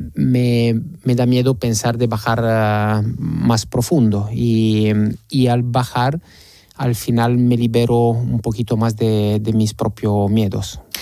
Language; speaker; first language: Spanish; non-native, fluent; Italian